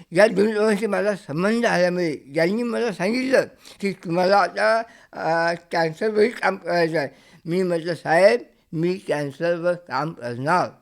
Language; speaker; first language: Marathi; native; Marathi